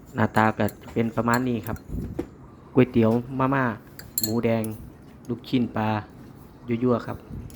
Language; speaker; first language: Thai; native; Thai